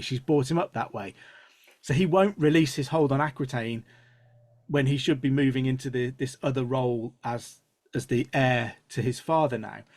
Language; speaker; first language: English; native; English